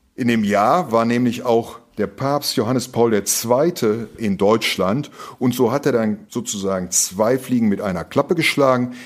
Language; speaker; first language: German; native; German